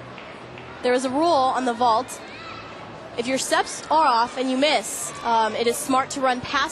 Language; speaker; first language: English; native; English